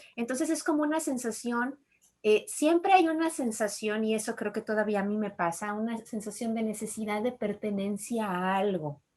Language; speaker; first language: Spanish; native; Spanish